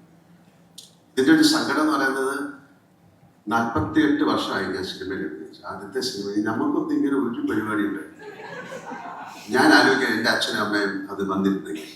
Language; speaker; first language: Malayalam; native; Malayalam